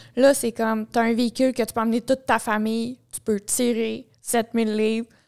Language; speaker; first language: French; native; French